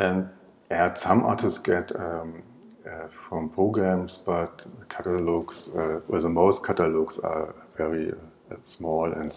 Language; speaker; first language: English; non-native, learner; German